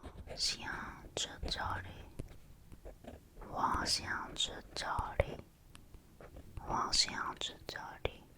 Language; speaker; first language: Chinese; non-native, learner; Korean